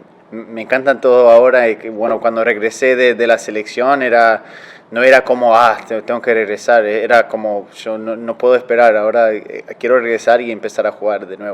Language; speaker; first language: Spanish; early bilingual, heritage; Spanish